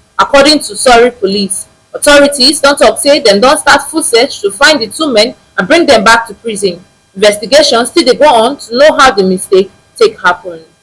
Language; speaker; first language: Nigerian Pidgin; native; Nigerian Pidgin